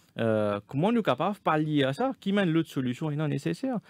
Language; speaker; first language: French; non-native, local second language; Morisyen